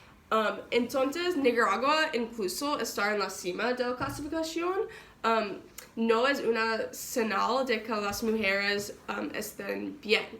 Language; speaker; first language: Spanish; non-native, learner; English